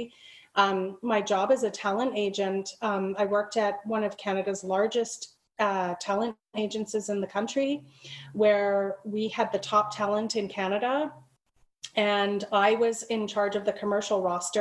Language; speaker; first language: English; native; English